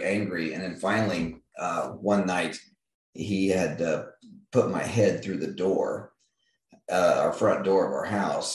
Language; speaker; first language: English; native; English